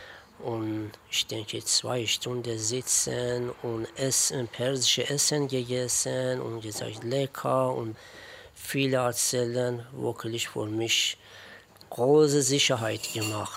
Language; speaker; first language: German; non-native, learner; Persian